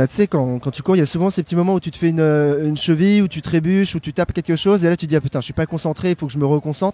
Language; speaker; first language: French; native; French